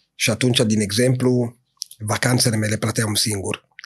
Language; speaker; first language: Romanian; non-native, fluent; Italian